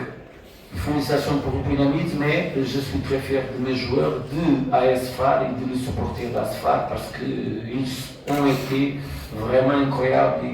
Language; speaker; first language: French; non-native, fluent; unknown